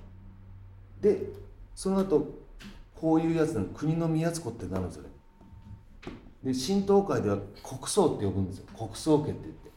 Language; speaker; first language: Japanese; native; Japanese